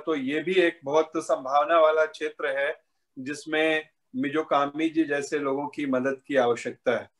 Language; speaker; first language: Hindi; native; Hindi